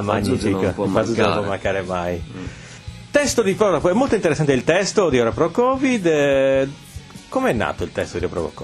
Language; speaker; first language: Italian; native; Italian